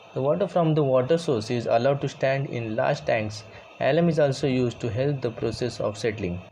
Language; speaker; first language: English; non-native, local second language; Marathi